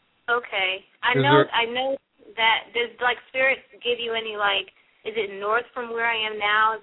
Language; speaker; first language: English; native; English